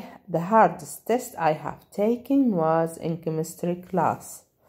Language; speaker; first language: English; non-native, fluent; Arabic